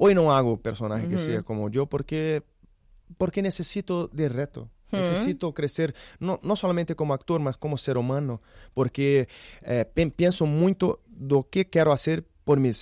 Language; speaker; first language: Spanish; non-native, learner; Portuguese